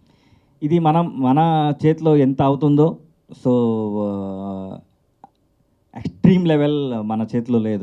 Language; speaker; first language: Telugu; non-native, local second language; Kannada